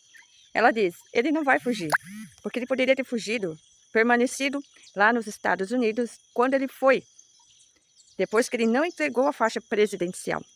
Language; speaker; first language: Portuguese; native; Portuguese